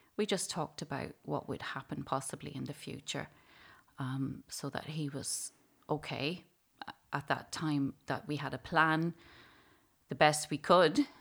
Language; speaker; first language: English; native; English